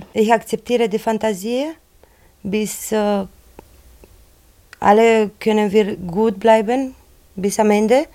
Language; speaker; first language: German; non-native, learner; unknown